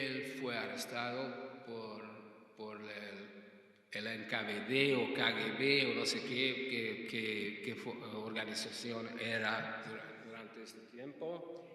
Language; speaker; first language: Spanish; non-native, fluent; Hungarian